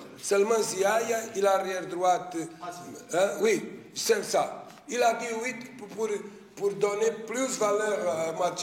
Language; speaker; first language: French; non-native, fluent; Portuguese